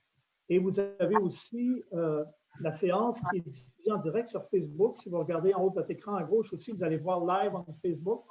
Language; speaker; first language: French; native; French